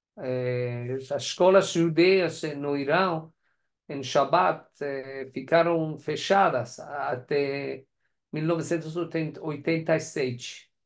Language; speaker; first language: Portuguese; non-native, learner; Persian